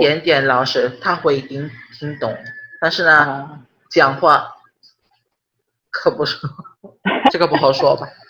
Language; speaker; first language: Chinese; non-native, learner; Filipino